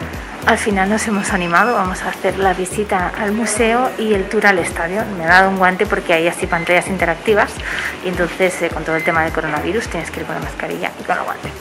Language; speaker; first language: Spanish; native; Spanish